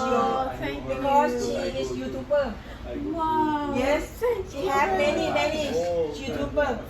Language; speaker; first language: English; non-native, learner; Thai